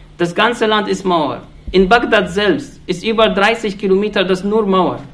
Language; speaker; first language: German; non-native, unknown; Arabic